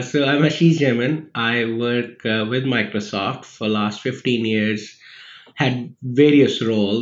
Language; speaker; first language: English; non-native, local second language; Hindi